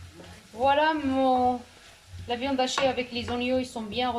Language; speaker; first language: French; non-native, local second language; Arabic